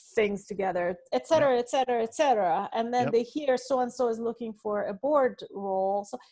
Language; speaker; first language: English; non-native, fluent; Persian